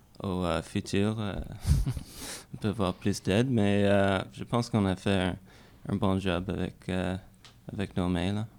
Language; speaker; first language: French; non-native, learner; English